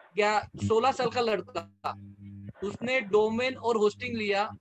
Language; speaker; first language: Hindi; non-native, local second language; Marathi